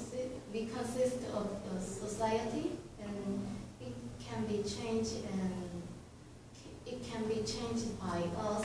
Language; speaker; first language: English; non-native, learner; Korean